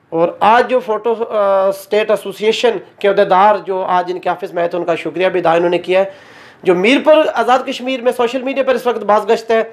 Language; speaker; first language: Urdu; non-native, local second language; Pahari-Potwari